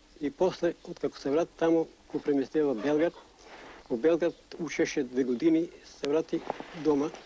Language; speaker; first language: Macedonian; native; Macedonian